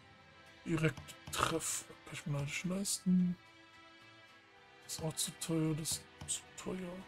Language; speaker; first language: German; native; German